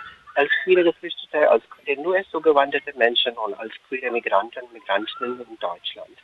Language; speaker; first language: German; non-native, fluent; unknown